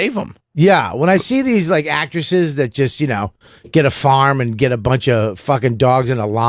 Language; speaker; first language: English; native; English